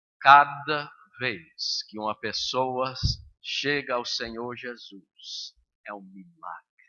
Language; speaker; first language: Portuguese; early bilingual, other home language; English